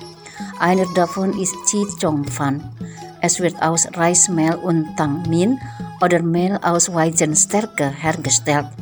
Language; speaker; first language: German; non-native, fluent; Indonesian